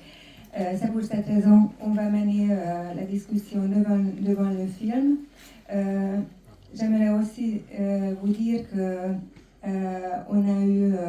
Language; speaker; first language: French; non-native, fluent; Hungarian